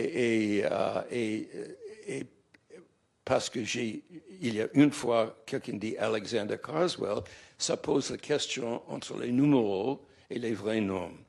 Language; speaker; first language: French; non-native, fluent; English